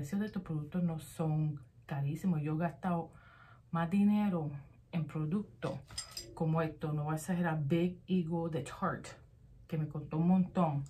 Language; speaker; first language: Spanish; early bilingual, heritage; Spanish